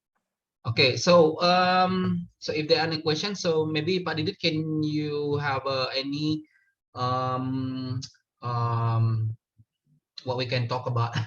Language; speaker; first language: English; non-native, learner; Indonesian